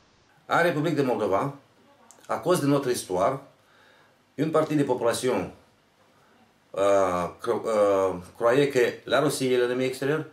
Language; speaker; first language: French; non-native, fluent; Romanian